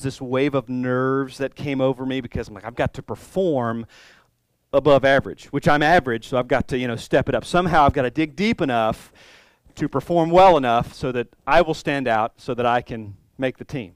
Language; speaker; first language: English; native; English